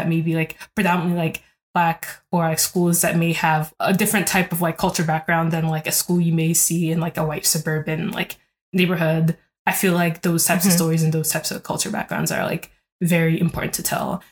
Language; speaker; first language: English; native; English